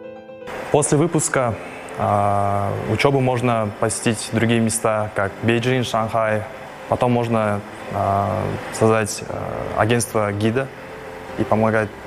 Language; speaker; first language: Russian; non-native, local second language; Kyrgyz